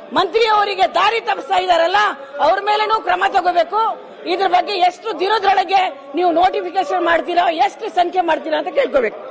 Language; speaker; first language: Kannada; non-native, local second language; Urdu